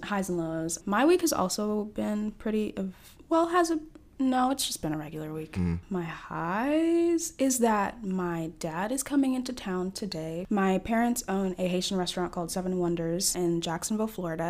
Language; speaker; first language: English; early bilingual, other home language; Haitian Creole